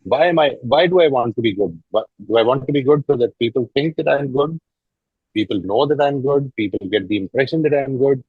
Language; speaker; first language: English; non-native, local second language; Urdu